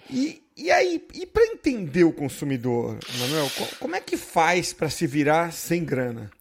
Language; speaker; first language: Portuguese; native; Portuguese